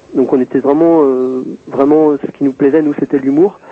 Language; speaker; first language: French; native; French